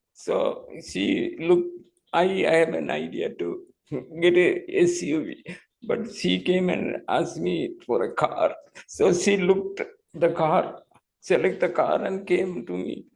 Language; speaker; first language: English; non-native, local second language; Tamil